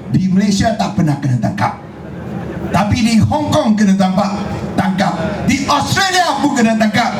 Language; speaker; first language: Malay; non-native, local second language; Chinese